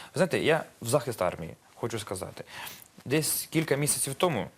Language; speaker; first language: Ukrainian; native; Ukrainian